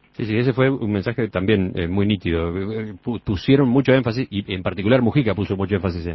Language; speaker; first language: Spanish; native; Spanish